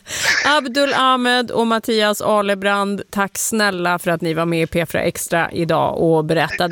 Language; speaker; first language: Swedish; native; Swedish